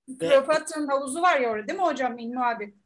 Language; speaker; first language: Turkish; non-native, fluent; Indonesian